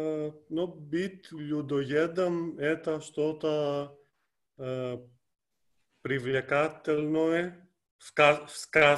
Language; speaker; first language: Russian; non-native, fluent; Greek